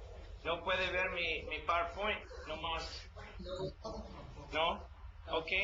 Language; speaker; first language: Spanish; non-native, learner; English